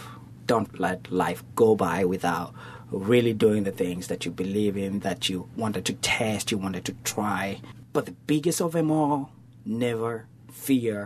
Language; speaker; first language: English; non-native, local second language; Kikuyu